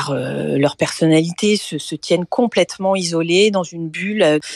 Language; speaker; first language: French; native; French